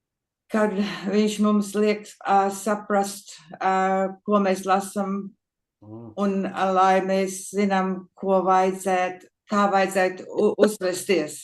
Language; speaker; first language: Latvian; non-native, fluent; English